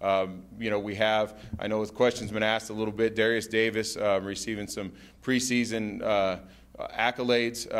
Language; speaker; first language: English; native; English